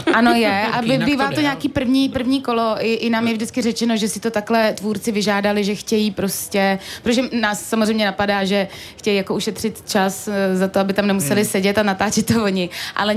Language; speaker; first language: Czech; native; Czech